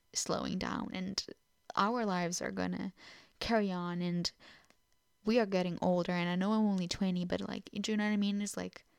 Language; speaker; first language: English; non-native, fluent; Portuguese